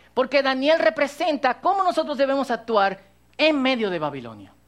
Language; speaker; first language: Spanish; native; Spanish